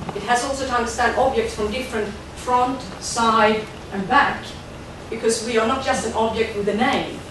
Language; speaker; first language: English; non-native, fluent; Swedish